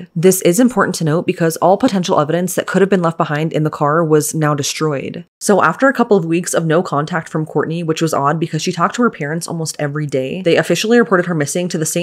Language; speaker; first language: English; native; English